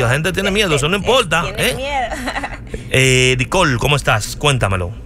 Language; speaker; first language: Spanish; native; Spanish